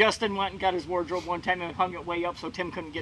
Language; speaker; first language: English; native; English